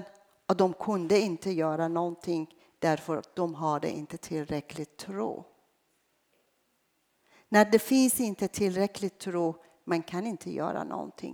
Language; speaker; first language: Swedish; non-native, fluent; Persian